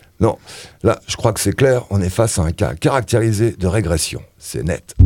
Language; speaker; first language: French; native; French